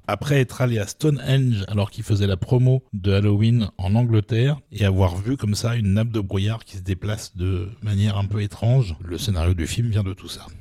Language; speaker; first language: French; native; French